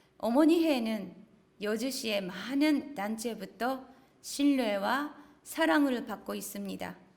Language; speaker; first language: Korean; non-native, fluent; Japanese